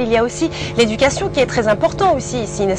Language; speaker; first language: French; native; French